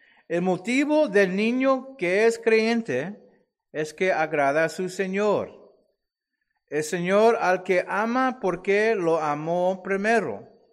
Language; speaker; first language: Spanish; non-native, fluent; English